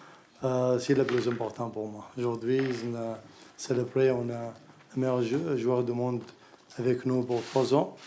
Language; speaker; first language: French; non-native, learner; Arabic